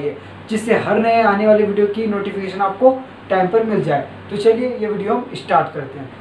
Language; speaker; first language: Hindi; native; Hindi